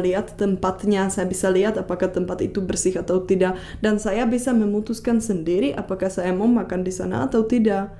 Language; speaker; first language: Indonesian; non-native, fluent; Czech